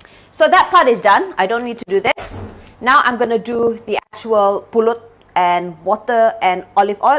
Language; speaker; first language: English; non-native, local second language; Malay